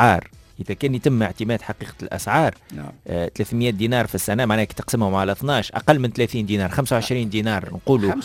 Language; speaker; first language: Arabic; native; Arabic